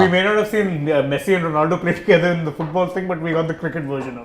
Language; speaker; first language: English; non-native, local second language; Hindi